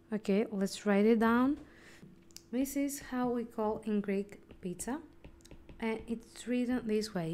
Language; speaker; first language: English; non-native, fluent; Greek